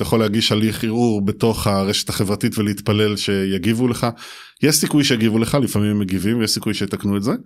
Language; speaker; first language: Hebrew; native; Hebrew